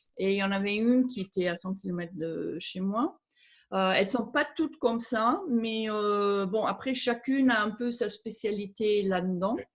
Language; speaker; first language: French; non-native, fluent; German